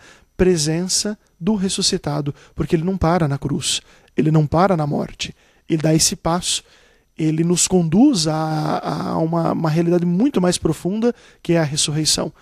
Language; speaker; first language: Portuguese; native; Portuguese